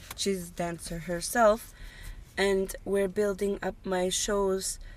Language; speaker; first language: English; non-native, fluent; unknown